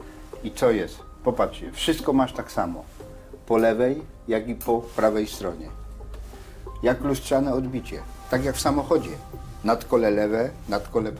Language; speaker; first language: Polish; native; Polish